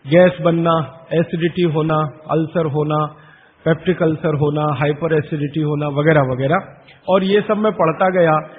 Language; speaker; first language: Hindi; native; Hindi